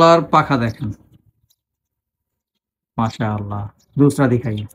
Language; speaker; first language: Hindi; non-native, learner; Bangla